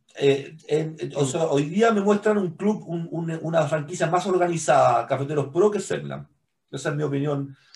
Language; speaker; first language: Spanish; native; Spanish